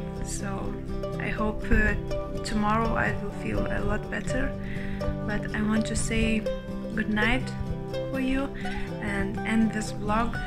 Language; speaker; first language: English; non-native, learner; Lithuanian